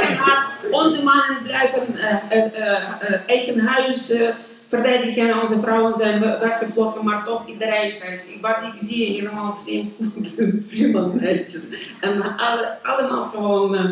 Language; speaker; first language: Dutch; non-native, learner; Ukrainian